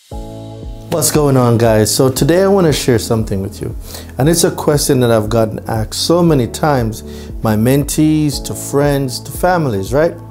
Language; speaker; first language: English; native; English